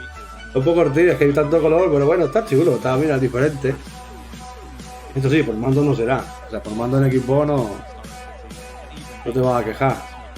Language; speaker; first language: Spanish; native; Spanish